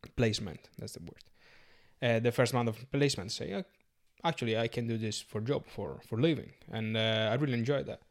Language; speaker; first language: English; non-native, learner; Italian